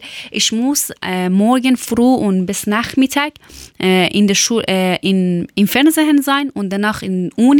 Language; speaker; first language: German; non-native, fluent; Persian